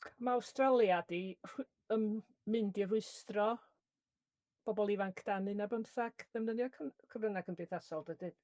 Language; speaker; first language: Welsh; native; Welsh